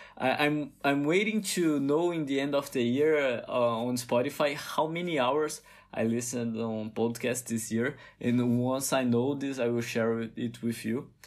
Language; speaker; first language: English; non-native, fluent; Portuguese